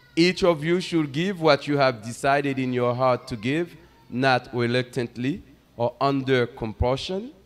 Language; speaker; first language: English; non-native, fluent; Haitian Creole